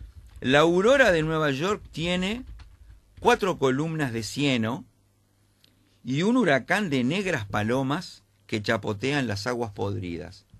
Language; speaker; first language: Spanish; native; Spanish